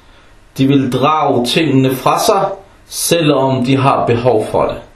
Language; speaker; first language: Danish; early bilingual, other home language; Arabic